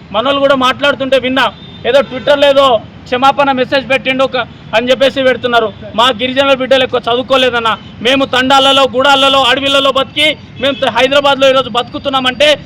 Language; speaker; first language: Telugu; non-native, local second language; Lambadi